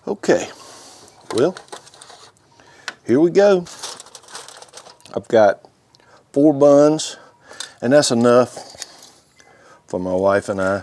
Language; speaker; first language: English; native; English